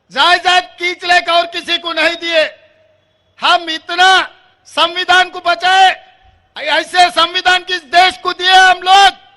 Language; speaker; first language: Hindi; non-native, local second language; Telugu